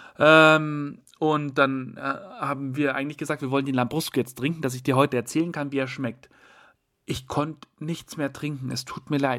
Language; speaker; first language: German; native; German